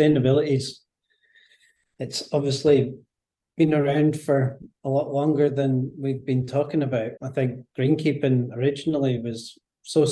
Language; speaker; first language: English; native; English